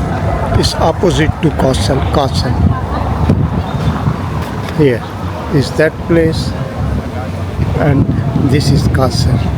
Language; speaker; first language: English; non-native, fluent; Urdu